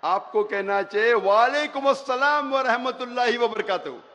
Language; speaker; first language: Hindi; non-native, local second language; Konkani